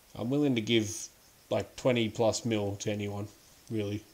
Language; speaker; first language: English; native; English